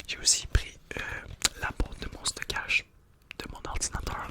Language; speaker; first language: French; native; French